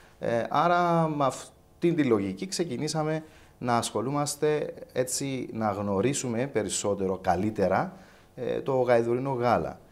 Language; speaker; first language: Greek; native; Greek